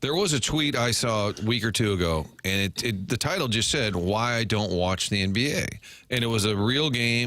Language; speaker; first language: English; native; English